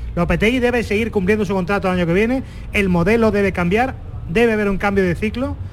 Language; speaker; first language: Spanish; native; Spanish